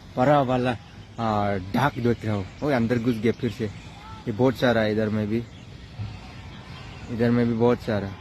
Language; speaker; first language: Hindi; non-native, local second language; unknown